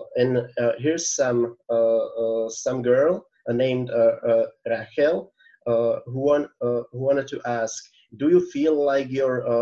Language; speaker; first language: English; non-native, fluent; Slovak